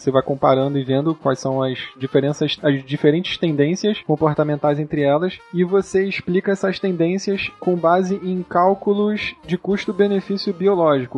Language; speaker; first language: Portuguese; native; Portuguese